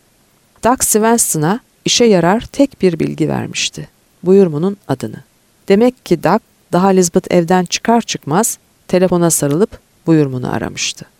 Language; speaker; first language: Turkish; native; Turkish